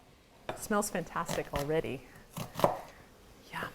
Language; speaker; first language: English; native; English